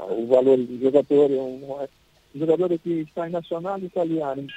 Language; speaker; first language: Italian; non-native, learner; Portuguese